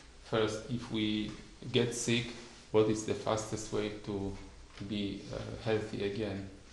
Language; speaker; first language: English; non-native, fluent; Polish